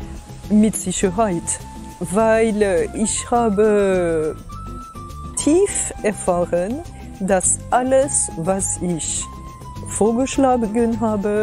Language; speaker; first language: German; non-native, fluent; French